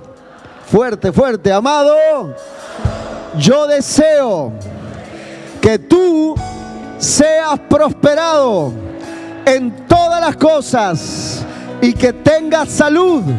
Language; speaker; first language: Spanish; native; Spanish